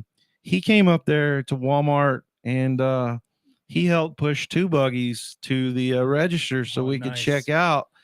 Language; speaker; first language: English; native; English